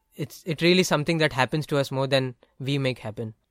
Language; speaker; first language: English; non-native, local second language; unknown